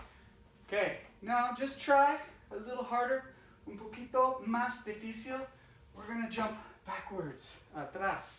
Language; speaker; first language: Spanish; non-native, fluent; English